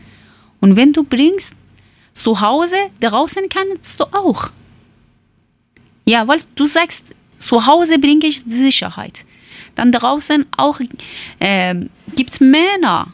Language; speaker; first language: German; non-native, learner; Persian